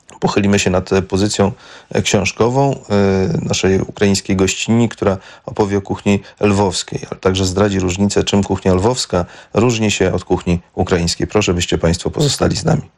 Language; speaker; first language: Polish; native; Polish